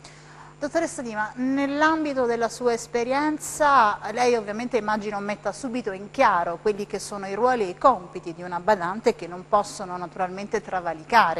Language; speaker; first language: Italian; native; Italian